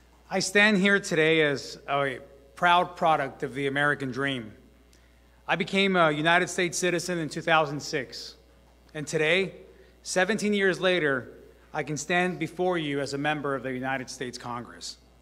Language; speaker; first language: English; early bilingual, other home language; Spanish